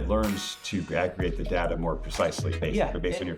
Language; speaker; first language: English; native; English